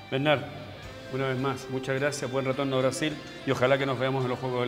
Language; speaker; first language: Spanish; native; Spanish